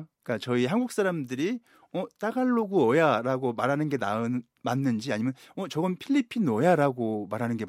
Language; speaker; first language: Korean; native; Korean